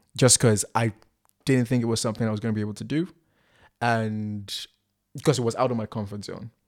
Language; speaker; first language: English; non-native, local second language; Igbo